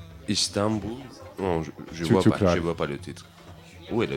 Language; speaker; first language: French; non-native, learner; Turkish